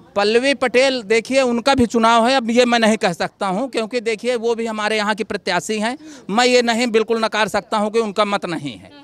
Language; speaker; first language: Hindi; native; Hindi